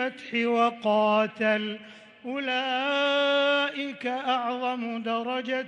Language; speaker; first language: Arabic; native; Arabic